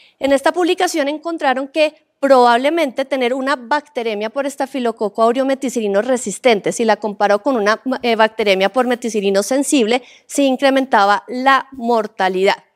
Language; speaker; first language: Spanish; native; Spanish